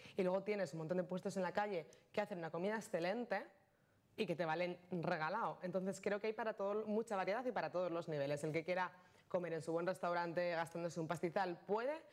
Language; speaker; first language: Spanish; native; Spanish